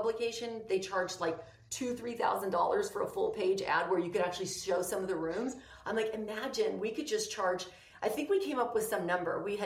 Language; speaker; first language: English; early bilingual, other home language; Greek